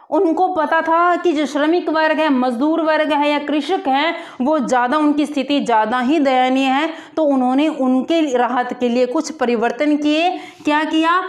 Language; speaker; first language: Hindi; native; Hindi